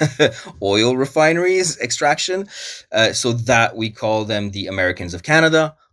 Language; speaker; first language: English; early bilingual, other home language; Polish